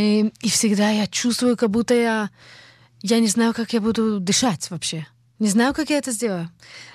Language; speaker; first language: Russian; early bilingual, heritage; Hebrew